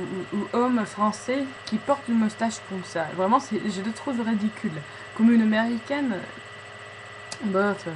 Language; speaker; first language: French; non-native, fluent; English